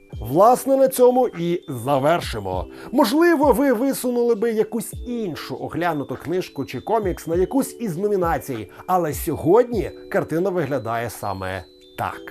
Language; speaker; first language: Ukrainian; native; Ukrainian